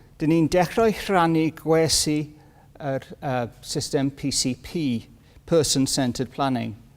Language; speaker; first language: Welsh; non-native, learner; English